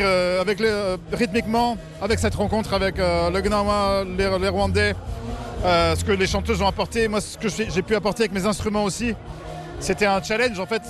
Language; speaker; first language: French; native; French